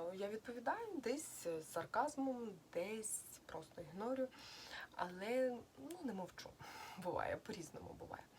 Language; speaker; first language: Ukrainian; non-native, local second language; Russian